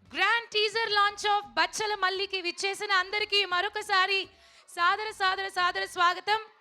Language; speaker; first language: Telugu; native; Telugu